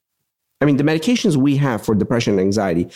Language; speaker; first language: English; native; English